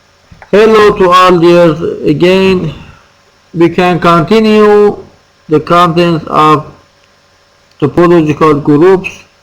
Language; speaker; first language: English; non-native, fluent; Persian